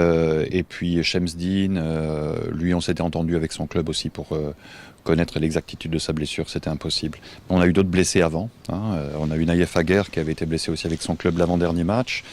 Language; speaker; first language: French; native; French